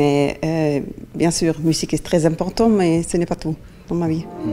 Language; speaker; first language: French; non-native, learner; German